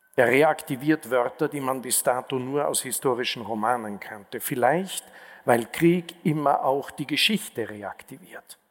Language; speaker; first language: German; native; German